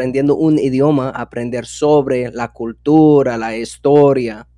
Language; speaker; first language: Spanish; non-native, fluent; English